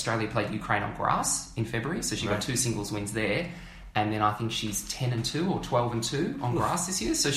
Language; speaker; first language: English; native; English